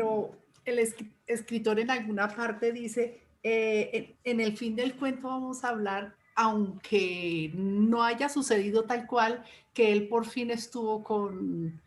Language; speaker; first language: Spanish; native; Spanish